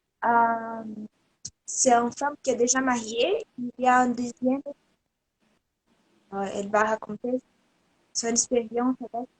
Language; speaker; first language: French; non-native, learner; Portuguese